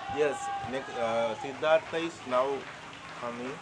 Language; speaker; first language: English; non-native, local second language; Sinhala